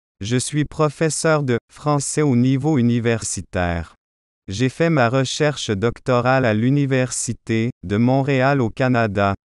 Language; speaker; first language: French; non-native, fluent; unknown